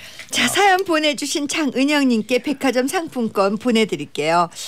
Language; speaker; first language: Korean; native; Korean